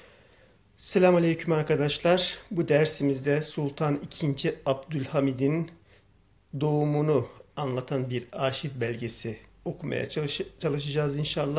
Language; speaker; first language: Turkish; native; Turkish